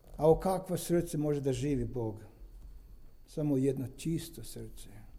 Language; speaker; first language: Serbian; non-native, fluent; Romanian